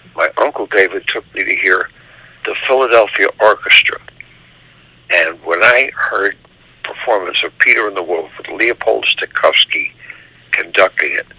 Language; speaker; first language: English; native; English